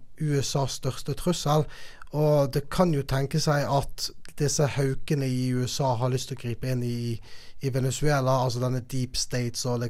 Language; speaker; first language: Norwegian; native; Norwegian